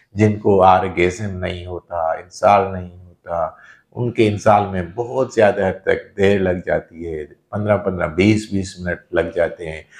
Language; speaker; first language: Urdu; non-native, local second language; Sindhi